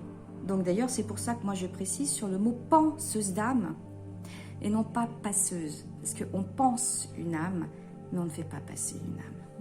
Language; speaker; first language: French; native; French